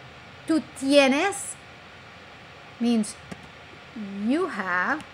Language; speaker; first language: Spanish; non-native, fluent; English